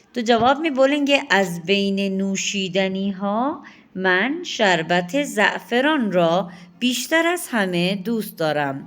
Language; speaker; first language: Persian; non-native, fluent; Urdu